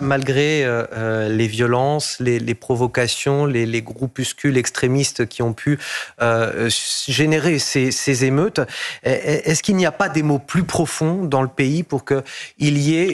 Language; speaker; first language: French; native; French